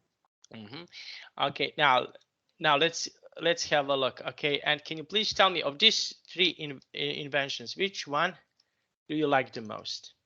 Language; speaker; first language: English; non-native, fluent; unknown